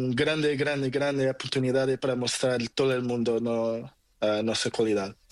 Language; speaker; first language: Spanish; non-native, learner; Portuguese